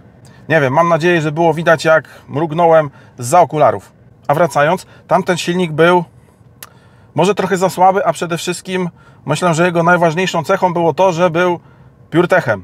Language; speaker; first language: Polish; native; Polish